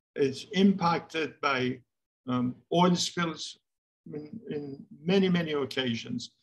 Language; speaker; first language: English; non-native, fluent; Persian